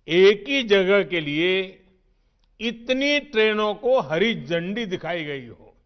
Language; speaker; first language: Hindi; non-native, local second language; Gujarati